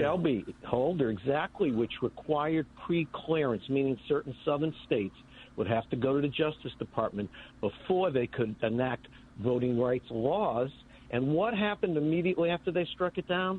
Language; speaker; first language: English; native; English